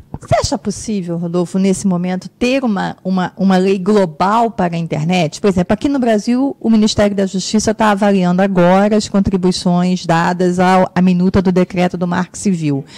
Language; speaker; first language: Portuguese; native; Portuguese